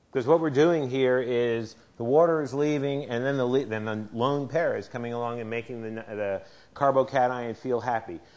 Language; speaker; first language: English; native; English